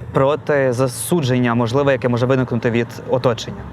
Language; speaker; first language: Ukrainian; non-native, local second language; Russian